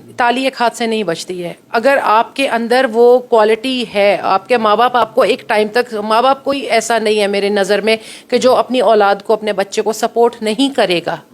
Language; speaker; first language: Urdu; native; Urdu